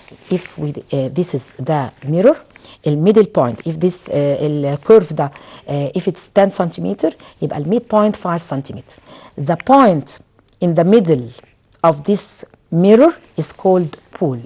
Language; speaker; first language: English; non-native, fluent; Arabic